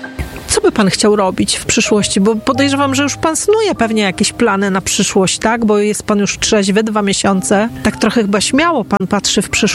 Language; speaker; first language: Polish; native; Polish